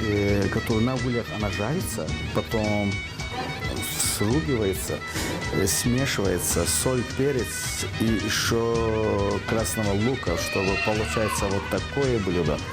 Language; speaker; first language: Russian; non-native, fluent; Azerbaijani